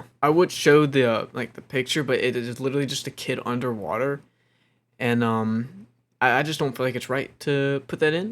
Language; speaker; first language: English; native; English